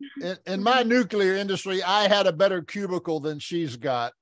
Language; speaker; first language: English; native; English